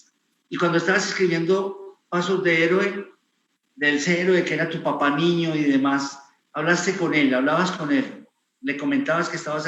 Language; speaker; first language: Spanish; native; Spanish